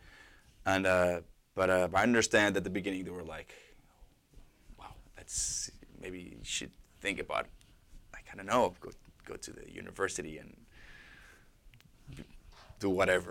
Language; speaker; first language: English; non-native, fluent; Portuguese